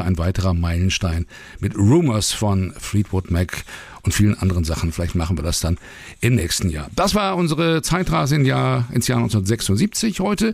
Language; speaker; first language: German; native; German